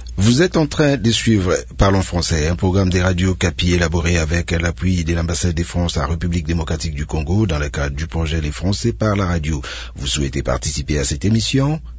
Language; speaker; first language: French; non-native, local second language; Lingala